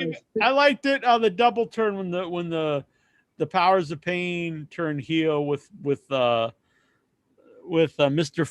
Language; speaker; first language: English; native; English